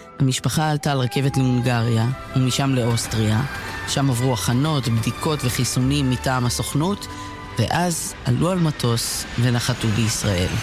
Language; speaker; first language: Hebrew; native; Hebrew